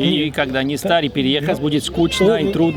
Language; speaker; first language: Russian; non-native, fluent; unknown